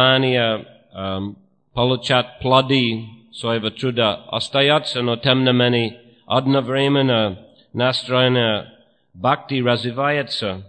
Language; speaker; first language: Russian; non-native, fluent; English